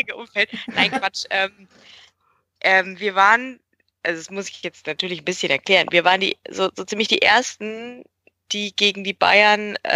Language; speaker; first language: German; native; German